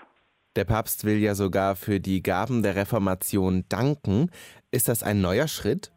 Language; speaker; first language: German; native; German